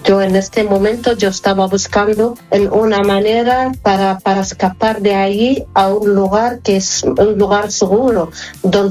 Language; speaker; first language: Spanish; non-native, fluent; Arabic